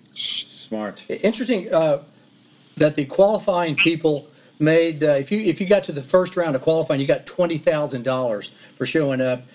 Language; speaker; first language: English; native; English